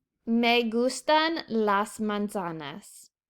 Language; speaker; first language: Spanish; non-native, fluent; English